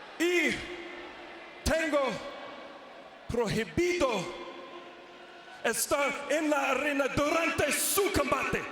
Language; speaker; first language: Spanish; non-native, learner; English